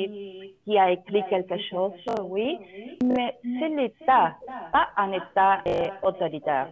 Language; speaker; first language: French; non-native, learner; Spanish